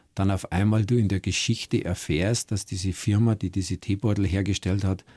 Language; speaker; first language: German; native; German